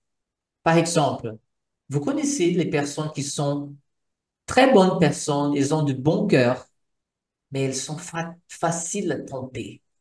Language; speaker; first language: French; non-native, fluent; Portuguese